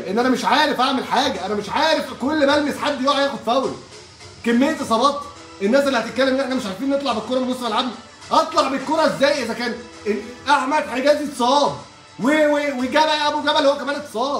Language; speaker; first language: Arabic; native; Arabic